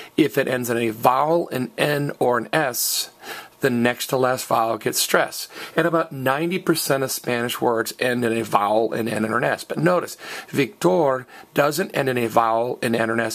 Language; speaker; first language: English; native; English